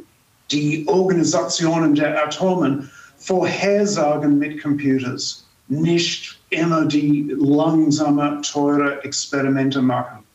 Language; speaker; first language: German; non-native, fluent; English